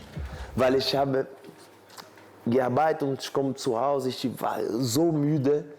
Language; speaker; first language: German; non-native, fluent; Portuguese